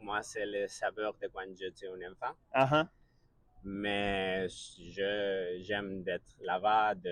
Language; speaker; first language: French; non-native, learner; Catalan